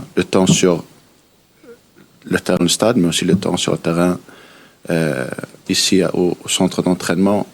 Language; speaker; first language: French; early bilingual, heritage; Danish